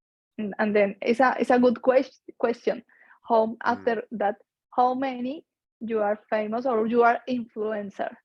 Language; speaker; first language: English; non-native, learner; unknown